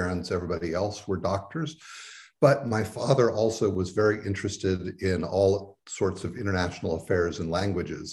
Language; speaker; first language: English; native; English